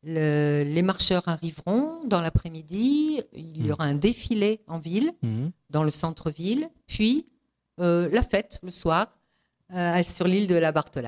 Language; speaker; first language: French; native; French